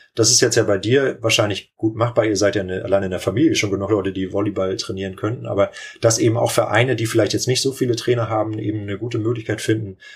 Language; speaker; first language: German; native; German